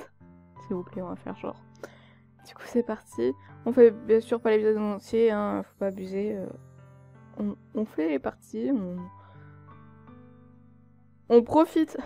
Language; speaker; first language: French; native; French